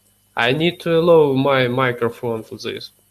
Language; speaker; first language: English; non-native, learner; Russian